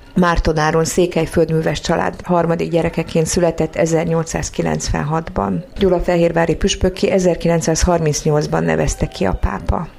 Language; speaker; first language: Hungarian; native; Hungarian